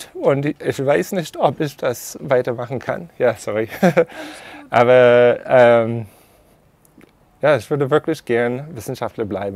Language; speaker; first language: German; non-native, fluent; English